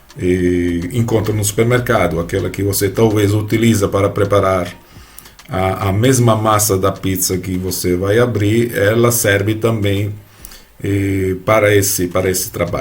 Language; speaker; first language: Portuguese; non-native, fluent; Italian